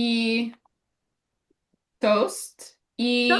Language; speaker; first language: Bulgarian; non-native, learner; English